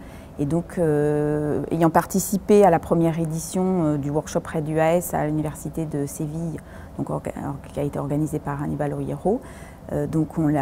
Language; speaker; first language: French; native; French